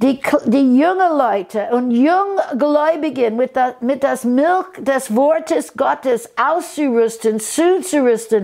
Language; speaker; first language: German; non-native, fluent; English